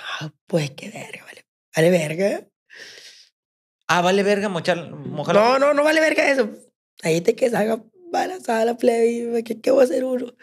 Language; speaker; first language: Spanish; native; Spanish